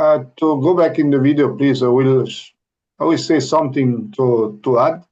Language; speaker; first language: English; non-native, learner; Italian